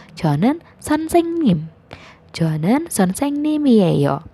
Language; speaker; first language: Korean; non-native, fluent; Indonesian